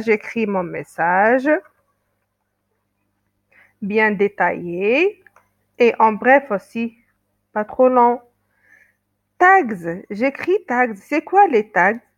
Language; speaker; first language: French; non-native, local second language; Arabic